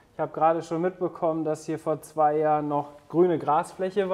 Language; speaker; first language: German; native; German